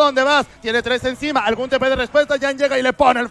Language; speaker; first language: Spanish; native; Spanish